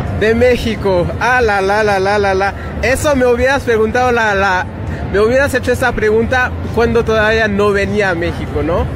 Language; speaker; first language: Spanish; non-native, fluent; Haitian Creole